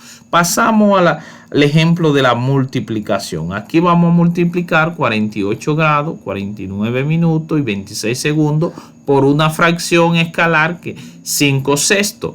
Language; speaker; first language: Spanish; native; Spanish